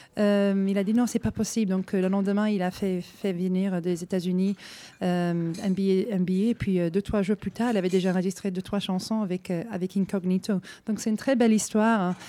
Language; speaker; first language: French; non-native, fluent; English